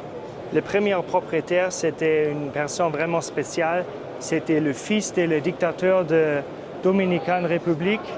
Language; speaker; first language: French; non-native, fluent; German